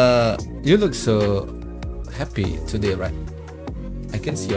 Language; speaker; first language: English; non-native, learner; Indonesian